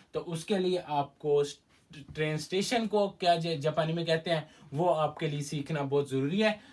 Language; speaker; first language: Urdu; native; Urdu